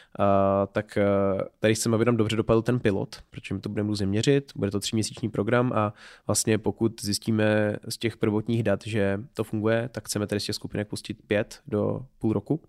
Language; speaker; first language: Czech; native; Czech